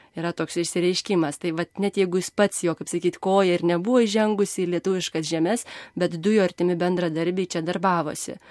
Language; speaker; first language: Lithuanian; native; Lithuanian